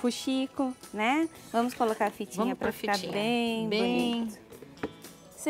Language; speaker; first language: Portuguese; native; Portuguese